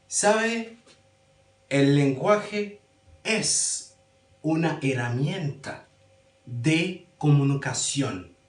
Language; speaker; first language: Spanish; non-native, learner; Haitian Creole